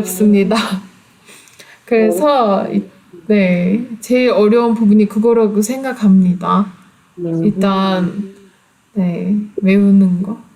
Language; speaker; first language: Korean; non-native, fluent; Turkish